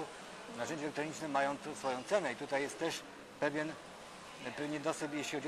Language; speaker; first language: Polish; native; Polish